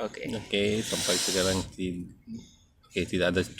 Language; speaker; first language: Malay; non-native, learner; Arabic